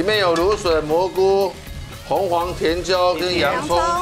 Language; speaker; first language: Chinese; native; Chinese